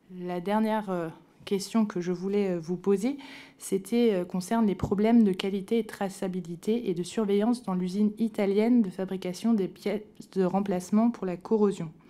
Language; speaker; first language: French; native; French